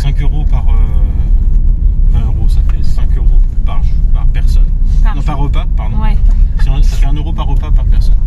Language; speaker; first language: French; native; French